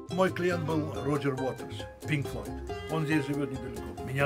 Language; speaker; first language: Russian; native; Russian